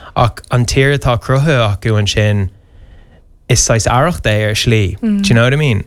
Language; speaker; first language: Irish; non-native, local second language; English